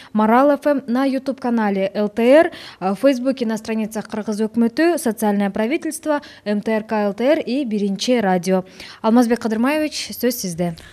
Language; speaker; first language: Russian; non-native, local second language; Kyrgyz